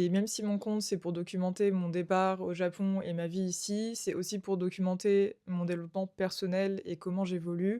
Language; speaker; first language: French; native; French